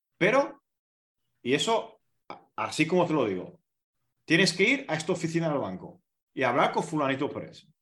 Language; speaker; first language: Spanish; non-native, fluent; Hungarian